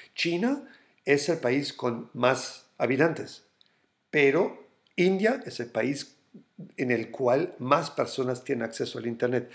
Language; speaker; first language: Spanish; non-native, fluent; German